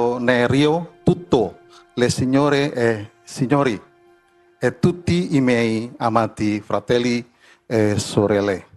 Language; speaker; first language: Italian; non-native, learner; Indonesian